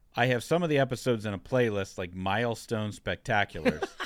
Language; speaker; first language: English; native; English